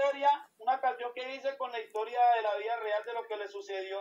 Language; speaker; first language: Spanish; native; Spanish